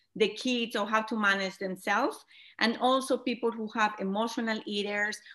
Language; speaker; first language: English; non-native, fluent; Spanish